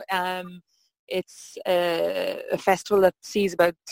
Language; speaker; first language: English; native; English